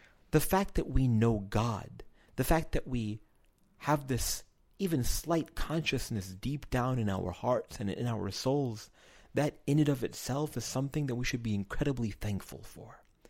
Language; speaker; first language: English; native; English